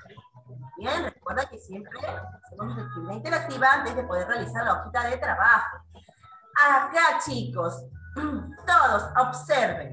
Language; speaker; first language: Spanish; native; Spanish